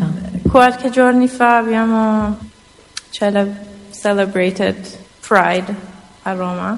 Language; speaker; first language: Italian; non-native, learner; Persian